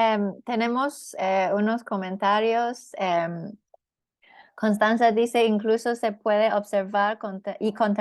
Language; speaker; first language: Spanish; non-native, fluent; English